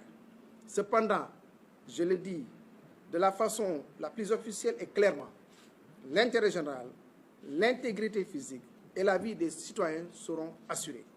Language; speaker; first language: French; non-native, local second language; Wolof